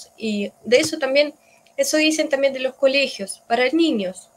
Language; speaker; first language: Spanish; non-native, fluent; Russian